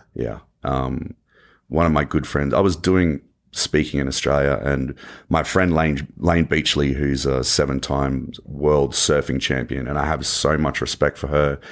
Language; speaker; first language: English; native; English